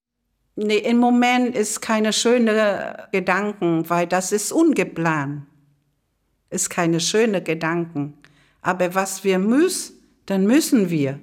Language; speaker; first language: German; non-native, learner; Vietnamese